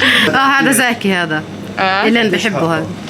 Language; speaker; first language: Arabic; native; Arabic